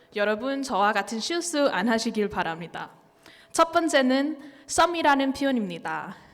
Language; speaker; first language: Korean; non-native, learner; English